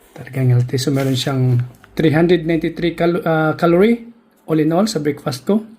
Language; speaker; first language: Filipino; native; Filipino